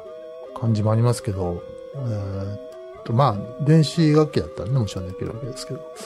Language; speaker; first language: Japanese; native; Japanese